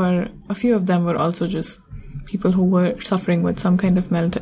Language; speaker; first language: English; non-native, local second language; Hindi